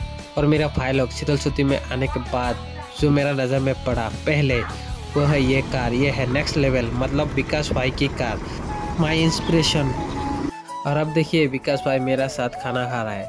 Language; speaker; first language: Hindi; non-native, local second language; Assamese